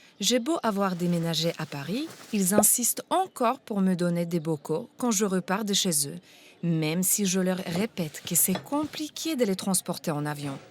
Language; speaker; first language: French; non-native, fluent; Polish